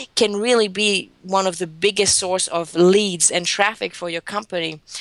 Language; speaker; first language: English; non-native, fluent; Greek